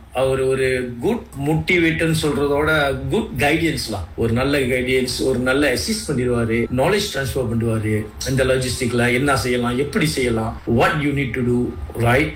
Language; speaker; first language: Tamil; native; Tamil